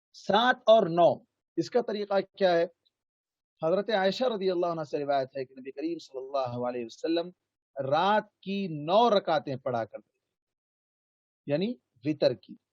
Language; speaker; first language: Urdu; native; Urdu